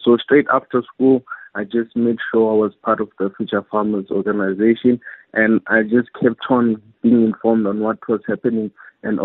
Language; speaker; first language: English; non-native, local second language; Zulu